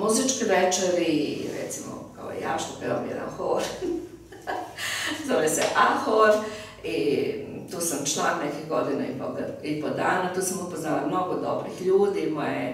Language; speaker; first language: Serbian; early bilingual, heritage; Serbian